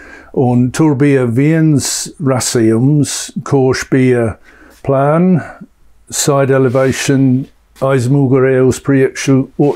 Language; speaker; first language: Latvian; non-native, learner; English